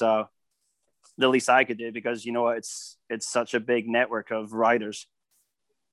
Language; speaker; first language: English; native; English